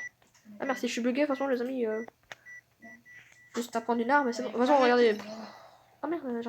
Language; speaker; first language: French; native; French